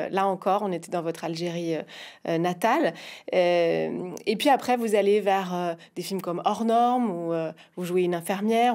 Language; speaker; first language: French; native; French